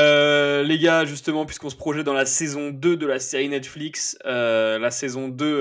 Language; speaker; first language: French; native; French